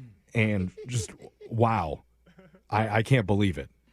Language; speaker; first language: English; native; English